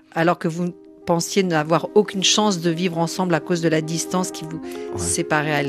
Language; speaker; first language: French; native; French